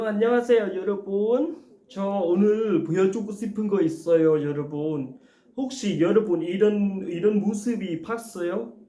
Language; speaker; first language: Korean; non-native, learner; Khmer